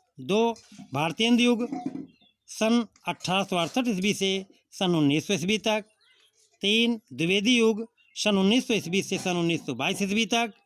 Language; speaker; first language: Hindi; native; Hindi